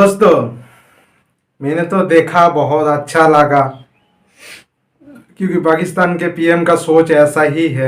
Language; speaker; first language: Hindi; non-native, fluent; Bangla